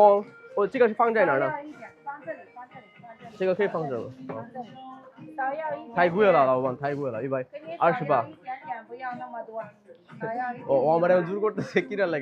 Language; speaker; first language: Chinese; non-native, learner; Bangla